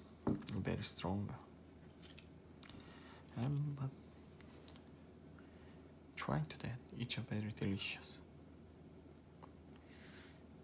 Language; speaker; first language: English; non-native, learner; Korean